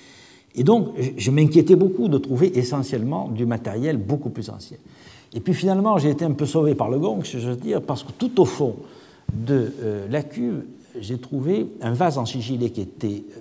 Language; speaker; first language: French; native; French